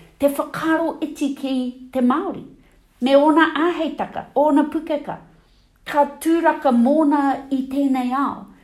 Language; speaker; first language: Māori; non-native, local second language; English